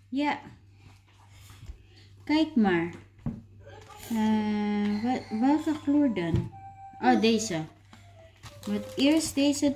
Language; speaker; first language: Dutch; non-native, learner; Filipino